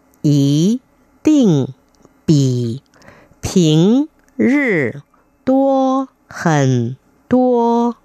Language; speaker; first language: Chinese; non-native, fluent; Vietnamese